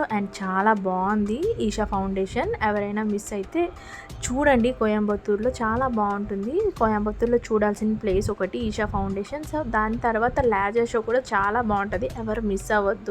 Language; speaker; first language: Telugu; native; Telugu